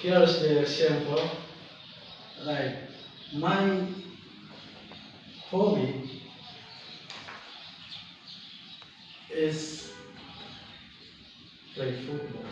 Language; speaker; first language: English; non-native, learner; Indonesian